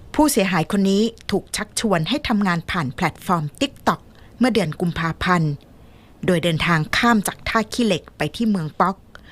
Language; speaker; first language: Thai; native; Thai